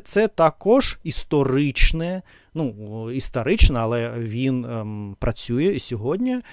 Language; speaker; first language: Ukrainian; non-native, learner; Russian